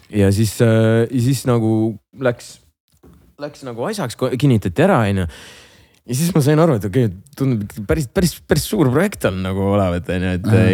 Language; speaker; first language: Estonian; non-native, local second language; Russian